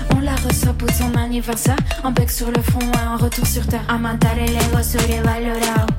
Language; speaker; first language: French; native; French